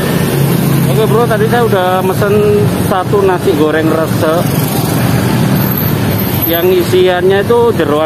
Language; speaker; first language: Indonesian; native; Indonesian